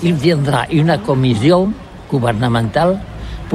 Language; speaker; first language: French; non-native, learner; Catalan